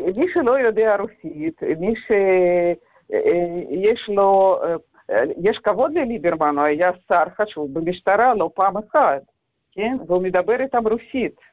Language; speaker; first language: Hebrew; non-native, fluent; Russian